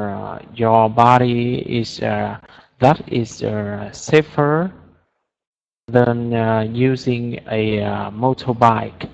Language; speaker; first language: English; non-native, learner; Vietnamese